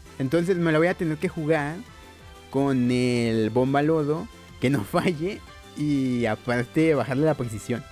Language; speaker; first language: Spanish; native; Spanish